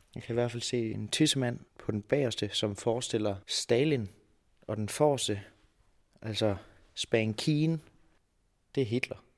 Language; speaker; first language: Danish; native; Danish